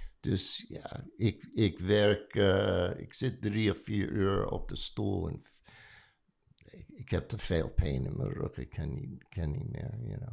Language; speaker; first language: Dutch; non-native, learner; English